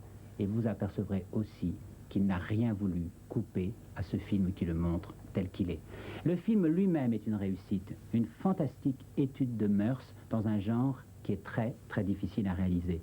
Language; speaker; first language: French; native; French